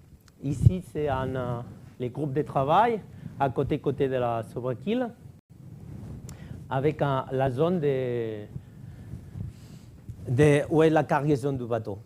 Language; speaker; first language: French; non-native, fluent; Catalan